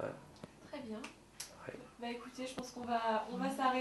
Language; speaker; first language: French; native; French